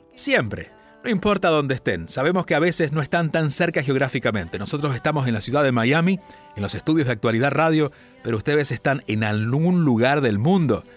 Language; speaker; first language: Spanish; native; Spanish